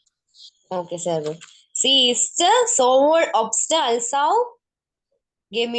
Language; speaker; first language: German; non-native, fluent; Malayalam